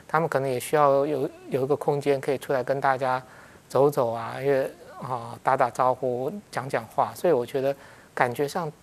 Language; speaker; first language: Chinese; native; Chinese